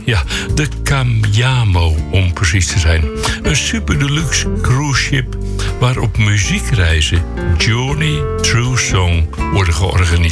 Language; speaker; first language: Dutch; native; Dutch